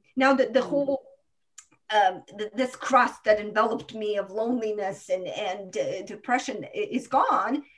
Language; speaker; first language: English; non-native, fluent; Croatian